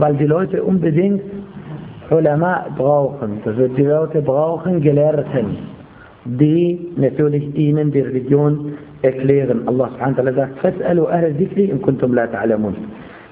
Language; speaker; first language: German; non-native, fluent; Arabic